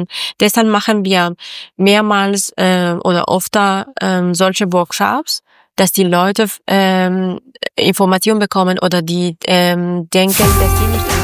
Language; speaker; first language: German; non-native, learner; Persian